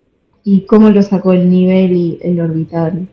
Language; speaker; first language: Spanish; native; Spanish